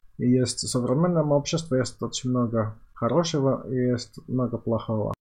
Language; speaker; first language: Russian; non-native, fluent; Finnish